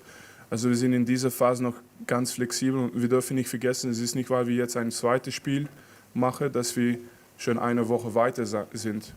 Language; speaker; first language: German; non-native, fluent; French